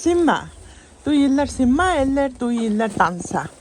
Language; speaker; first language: Swedish; non-native, learner; Mongolian